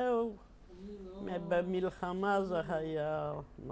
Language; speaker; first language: Hebrew; non-native, fluent; Polish